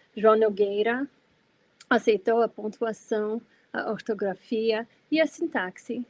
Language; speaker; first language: Portuguese; non-native, fluent; English